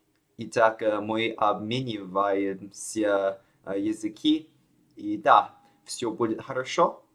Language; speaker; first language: Russian; non-native, learner; Chinese